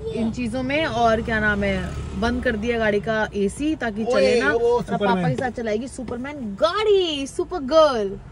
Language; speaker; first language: Hindi; native; Hindi